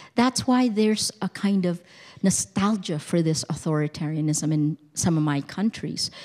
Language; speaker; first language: English; early bilingual, other home language; Filipino